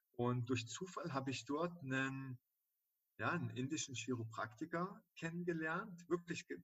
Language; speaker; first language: German; native; German